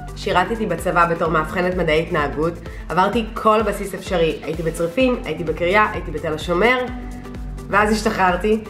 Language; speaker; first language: Hebrew; early bilingual, other home language; Russian